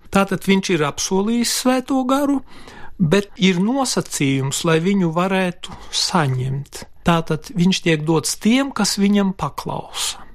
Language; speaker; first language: Latvian; non-native, local second language; Polish